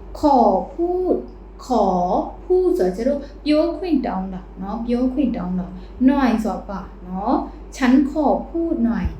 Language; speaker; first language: Thai; non-native, fluent; Burmese